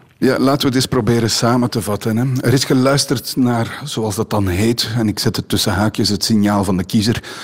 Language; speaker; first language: Dutch; native; Dutch